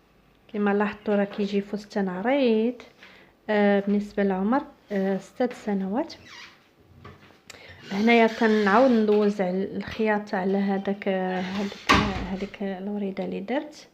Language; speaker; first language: Arabic; native; Arabic